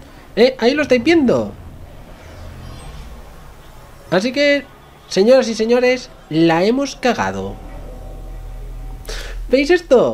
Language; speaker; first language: Spanish; native; Spanish